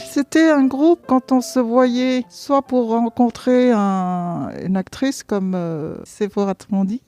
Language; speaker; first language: French; non-native, fluent; Vietnamese